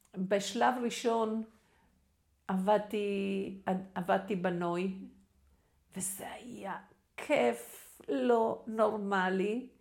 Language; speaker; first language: Hebrew; non-native, fluent; Spanish